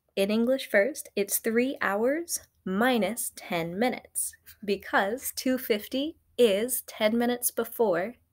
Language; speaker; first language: English; native; English